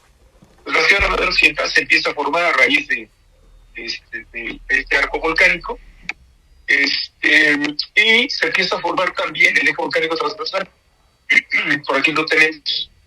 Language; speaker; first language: Spanish; native; Spanish